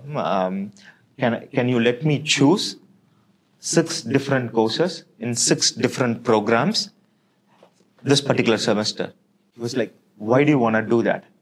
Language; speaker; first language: English; non-native, local second language; Tamil